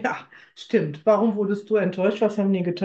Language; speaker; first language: German; native; German